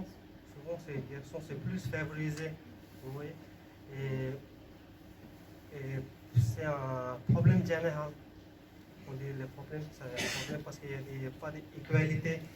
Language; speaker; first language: French; non-native, learner; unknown